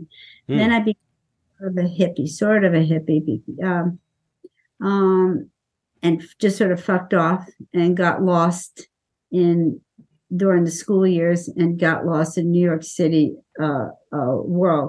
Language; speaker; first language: English; native; English